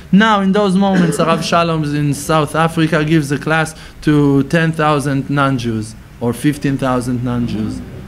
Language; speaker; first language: English; non-native, fluent; Hebrew